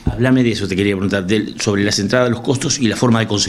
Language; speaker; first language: Spanish; native; Spanish